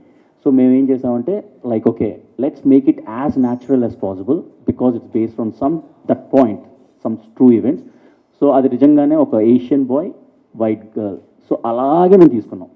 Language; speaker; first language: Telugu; early bilingual, heritage; English